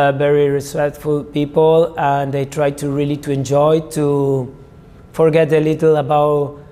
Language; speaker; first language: English; non-native, fluent; Spanish